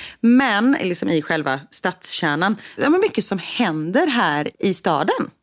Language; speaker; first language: Swedish; native; Swedish